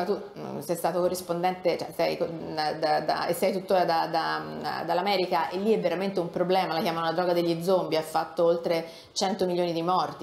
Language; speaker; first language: Italian; native; Italian